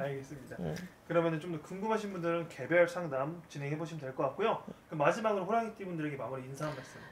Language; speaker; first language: Korean; native; Korean